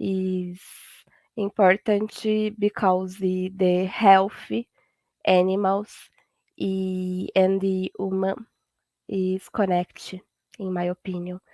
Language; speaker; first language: English; non-native, learner; Portuguese